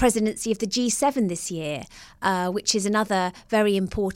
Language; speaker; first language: English; native; English